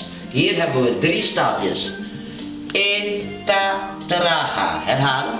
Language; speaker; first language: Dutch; non-native, local second language; Papiamento